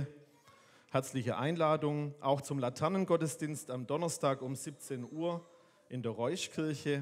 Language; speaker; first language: German; native; German